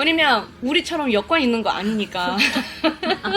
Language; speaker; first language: Korean; non-native, fluent; Chinese